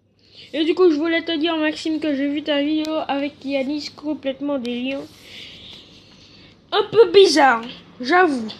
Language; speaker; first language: French; native; French